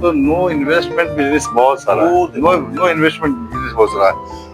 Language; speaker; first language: Hindi; native; Hindi